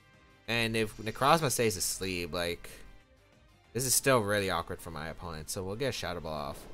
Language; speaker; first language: English; native; English